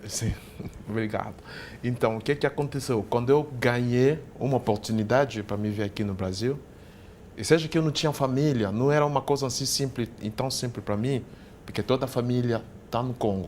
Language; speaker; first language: Portuguese; non-native, fluent; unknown